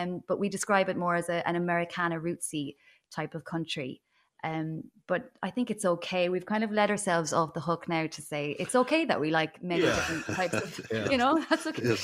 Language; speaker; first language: English; native; English